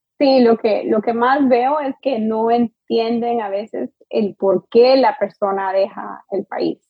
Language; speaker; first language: Spanish; early bilingual, heritage; Spanish